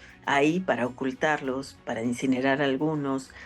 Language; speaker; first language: Spanish; native; Spanish